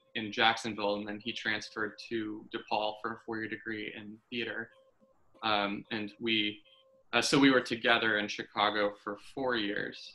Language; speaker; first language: English; native; English